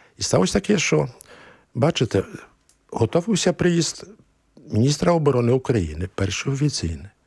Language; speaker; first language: Ukrainian; early bilingual, heritage; Ukrainian